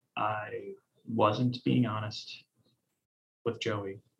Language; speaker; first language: English; native; English